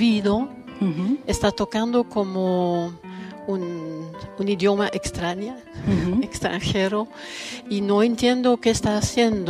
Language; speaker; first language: Spanish; non-native, learner; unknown